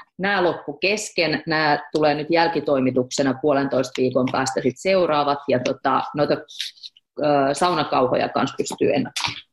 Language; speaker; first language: Finnish; native; Finnish